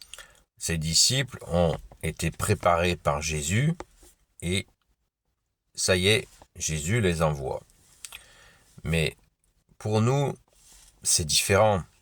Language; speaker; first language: French; native; French